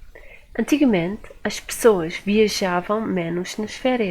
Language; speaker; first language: Portuguese; non-native, fluent; English